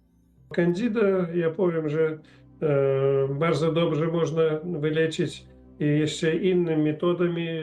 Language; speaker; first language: Polish; non-native, learner; Russian